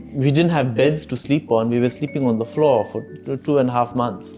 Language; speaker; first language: English; non-native, fluent; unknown